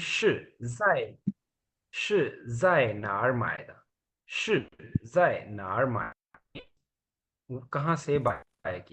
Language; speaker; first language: Chinese; non-native, fluent; Urdu